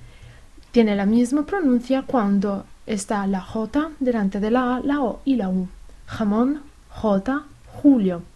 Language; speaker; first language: Spanish; non-native, fluent; Italian